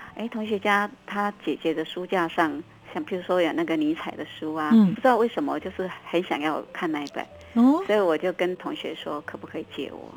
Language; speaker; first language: Chinese; non-native, local second language; Min Nan Chinese